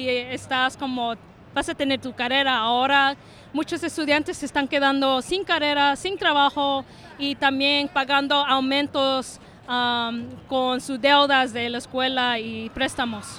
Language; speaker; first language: Spanish; early bilingual, heritage; Spanish